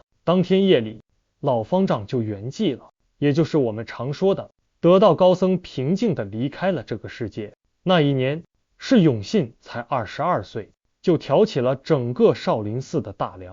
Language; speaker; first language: Chinese; native; Chinese